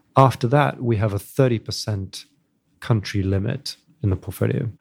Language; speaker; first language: English; native; English